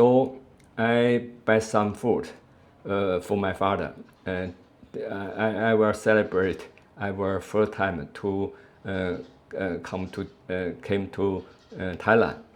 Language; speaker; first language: English; non-native, learner; Chinese